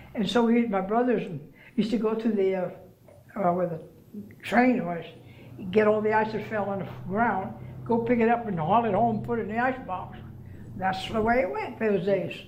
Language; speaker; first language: English; native; English